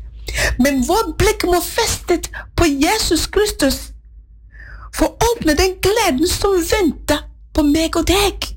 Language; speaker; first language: Norwegian; non-native, fluent; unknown